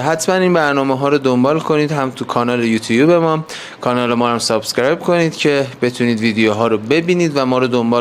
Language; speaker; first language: Persian; native; Persian